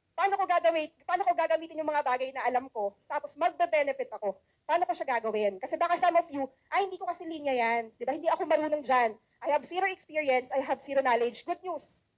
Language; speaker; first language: Filipino; non-native, local second language; Bikol